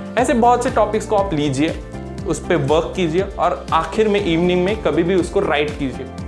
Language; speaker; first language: Hindi; non-native, local second language; Marathi